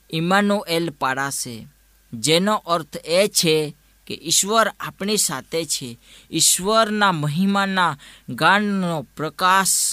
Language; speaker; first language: Gujarati; non-native, local second language; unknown